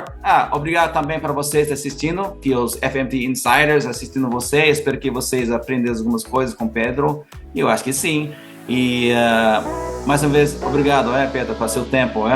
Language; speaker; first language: Portuguese; non-native, learner; English